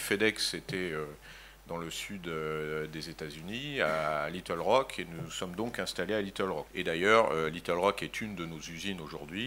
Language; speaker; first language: French; native; French